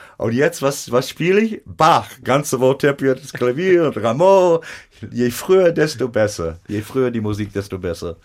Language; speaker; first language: German; non-native, fluent; English